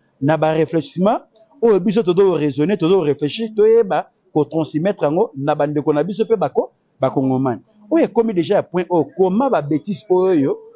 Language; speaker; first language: Lingala; native; Lingala